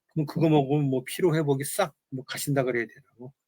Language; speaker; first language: Korean; native; Korean